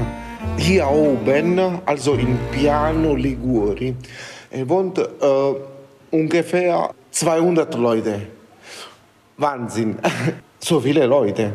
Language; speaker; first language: German; non-native, learner; Italian